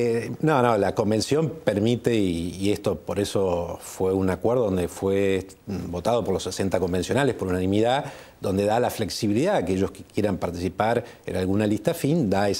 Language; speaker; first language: Spanish; native; Spanish